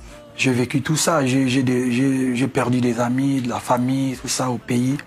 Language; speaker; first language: French; non-native, local second language; Lingala